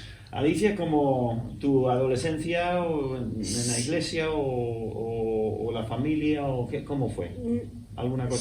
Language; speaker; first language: Spanish; non-native, fluent; English